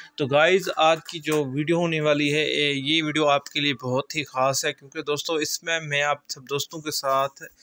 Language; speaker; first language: Urdu; native; Urdu